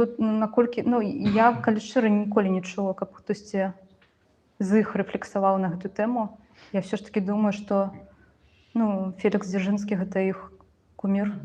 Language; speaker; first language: Belarusian; non-native, local second language; Russian